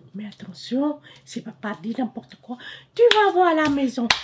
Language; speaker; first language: French; non-native, fluent; Khmer